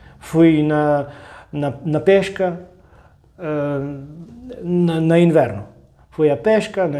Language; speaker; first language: Portuguese; non-native, learner; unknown